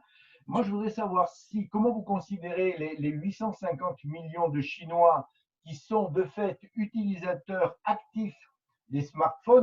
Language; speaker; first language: French; native; French